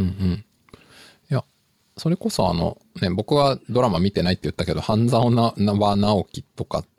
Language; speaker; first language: Japanese; native; Japanese